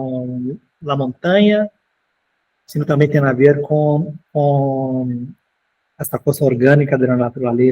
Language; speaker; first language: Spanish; non-native, fluent; Portuguese